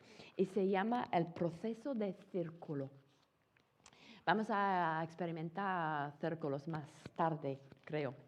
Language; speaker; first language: Spanish; non-native, fluent; English